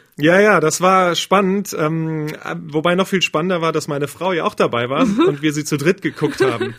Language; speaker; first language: German; native; German